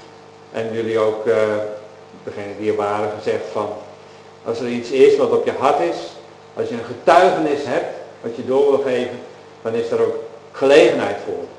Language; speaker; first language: Dutch; native; Dutch